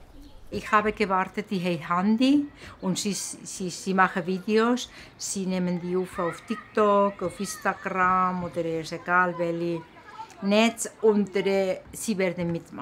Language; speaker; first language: German; non-native, learner; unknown